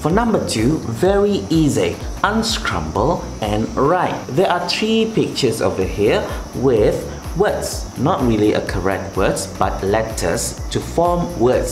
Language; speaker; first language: English; non-native, local second language; Malay